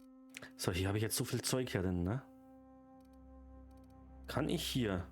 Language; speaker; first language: German; native; German